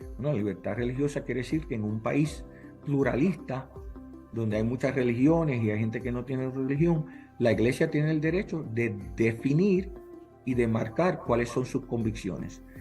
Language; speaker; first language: Spanish; early bilingual, heritage; English